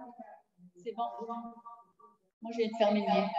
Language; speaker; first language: French; native; French